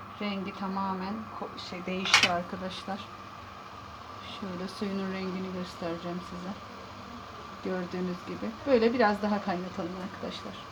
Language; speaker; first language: Turkish; native; Turkish